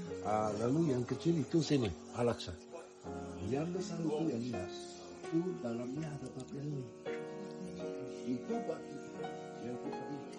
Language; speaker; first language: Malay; non-native, learner; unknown